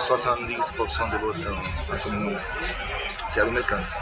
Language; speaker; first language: French; non-native, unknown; Spanish